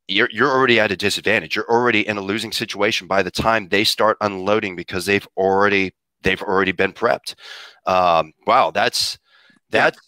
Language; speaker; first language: English; native; English